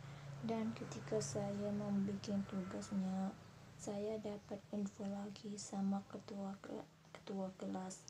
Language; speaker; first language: Indonesian; non-native, learner; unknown